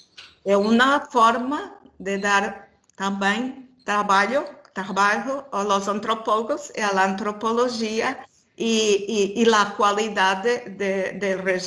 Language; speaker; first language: Spanish; non-native, learner; Portuguese